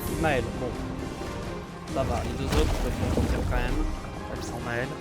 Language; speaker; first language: French; native; French